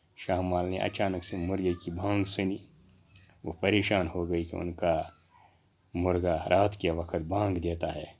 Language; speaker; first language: Urdu; non-native, local second language; Kashmiri